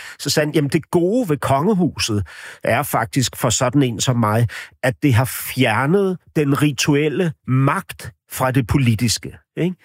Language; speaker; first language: Danish; native; Danish